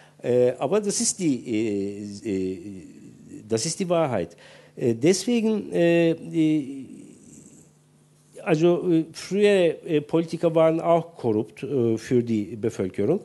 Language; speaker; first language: German; non-native, fluent; Turkish